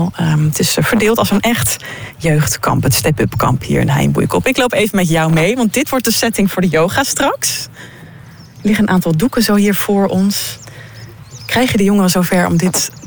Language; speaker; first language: Dutch; native; Dutch